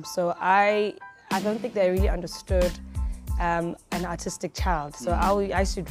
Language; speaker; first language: English; non-native, local second language; Zulu